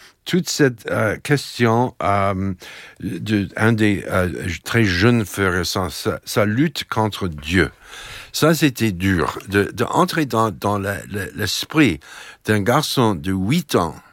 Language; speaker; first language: French; non-native, fluent; English